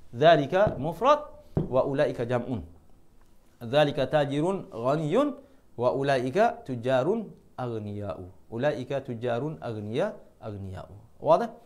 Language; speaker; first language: Arabic; non-native, fluent; Malay